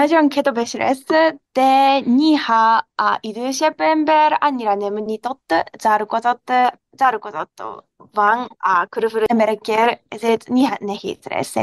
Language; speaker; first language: Hungarian; non-native, learner; Japanese